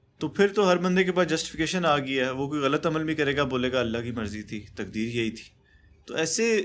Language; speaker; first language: Urdu; native; Urdu